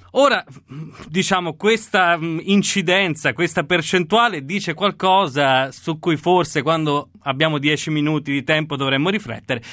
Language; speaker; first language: Italian; native; Italian